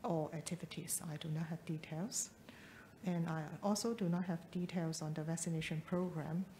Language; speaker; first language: English; non-native, local second language; Chinese